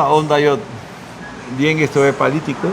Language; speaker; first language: Russian; non-native, learner; Spanish